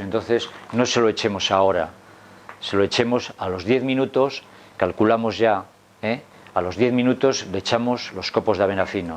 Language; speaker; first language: Spanish; native; Spanish